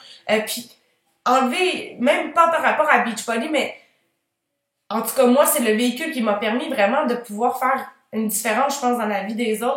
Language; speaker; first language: French; native; French